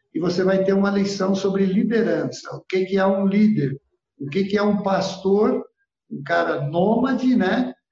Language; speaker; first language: Portuguese; early bilingual, other home language; Italian